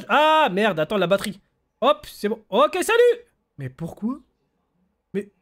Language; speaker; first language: French; native; French